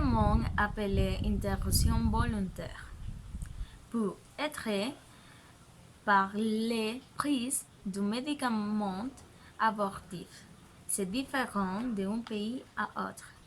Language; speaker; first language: French; non-native, learner; Spanish